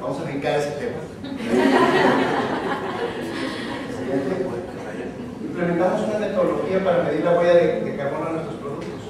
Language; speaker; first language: Spanish; native; Spanish